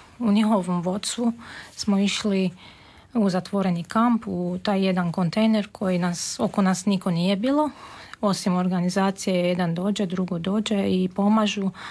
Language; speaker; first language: Serbian; non-native, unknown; Armenian